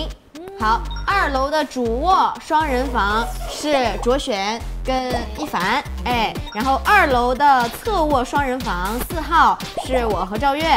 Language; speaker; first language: Chinese; native; Chinese